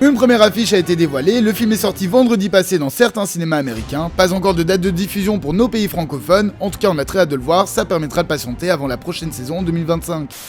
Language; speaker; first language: French; native; French